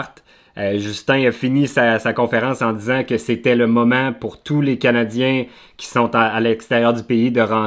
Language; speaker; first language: French; native; French